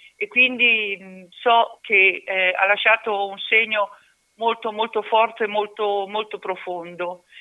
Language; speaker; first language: Italian; native; Italian